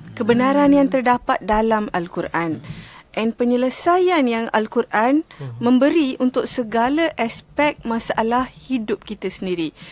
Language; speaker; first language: Malay; non-native, local second language; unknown